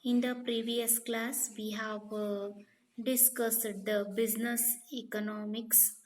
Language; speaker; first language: English; non-native, local second language; Kannada